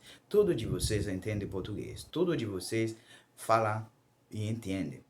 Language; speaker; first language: Portuguese; non-native, local second language; Haitian Creole